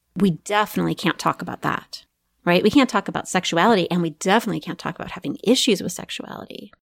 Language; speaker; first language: English; native; English